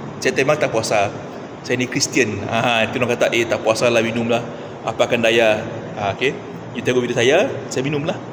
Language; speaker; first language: Malay; non-native, local second language; Iban